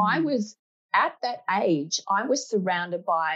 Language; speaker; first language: English; native; English